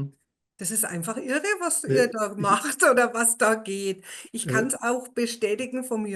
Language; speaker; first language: German; native; German